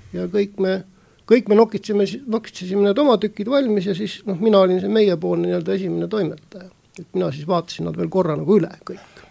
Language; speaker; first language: Estonian; native; Estonian